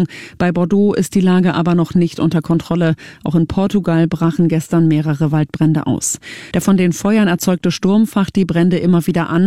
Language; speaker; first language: German; native; German